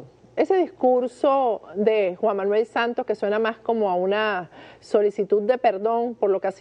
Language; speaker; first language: Spanish; native; Spanish